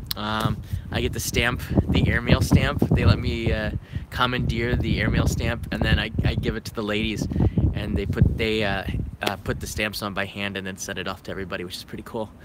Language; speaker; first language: English; native; English